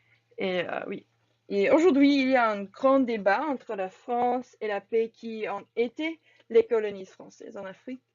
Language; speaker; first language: French; non-native, learner; English